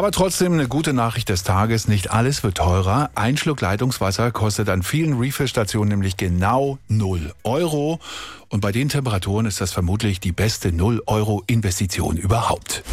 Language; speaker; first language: German; native; German